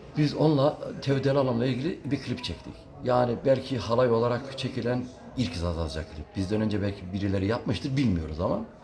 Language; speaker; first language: Turkish; early bilingual, heritage; Turkish